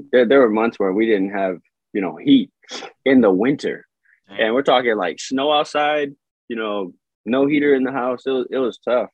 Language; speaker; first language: English; native; English